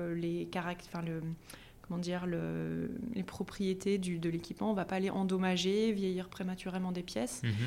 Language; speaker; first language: French; native; French